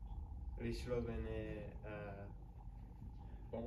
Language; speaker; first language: French; non-native, learner; English